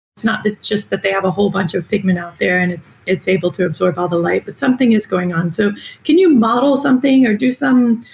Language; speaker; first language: English; native; English